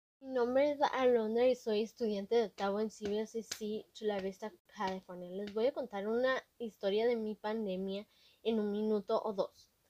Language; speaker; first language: Spanish; early bilingual, heritage; Spanish